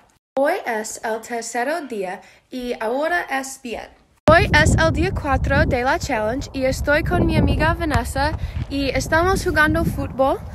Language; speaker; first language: Spanish; non-native, learner; English